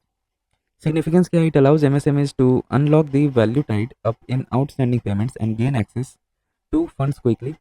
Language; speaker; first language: English; non-native, local second language; Hindi